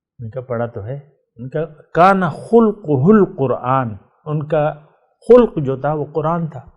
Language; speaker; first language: Urdu; non-native, local second language; Pashto